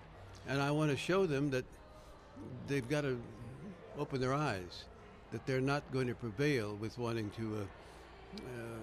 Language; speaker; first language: English; native; English